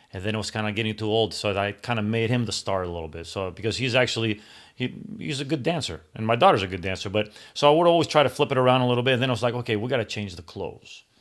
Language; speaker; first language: English; early bilingual, other home language; Greek